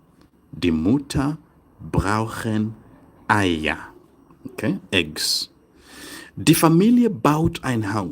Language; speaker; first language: German; non-native, fluent; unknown